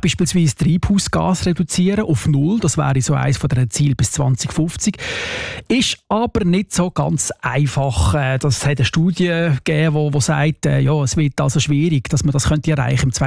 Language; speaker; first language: German; native; German